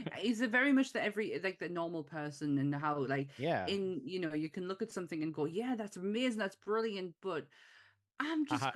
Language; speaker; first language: English; native; English